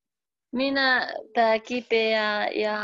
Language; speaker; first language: Finnish; non-native, learner; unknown